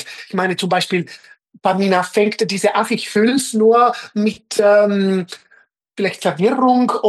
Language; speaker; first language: German; non-native, fluent; Spanish